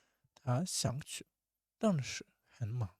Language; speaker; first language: Chinese; non-native, learner; Russian